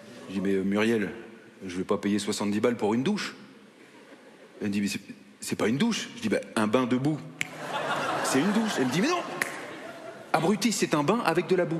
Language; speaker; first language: French; native; French